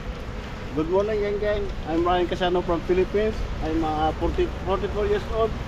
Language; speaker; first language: English; non-native, learner; Filipino